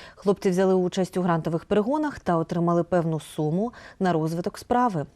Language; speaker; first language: Ukrainian; native; Ukrainian